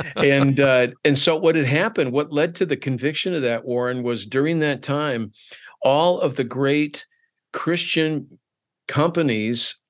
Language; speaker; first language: English; native; English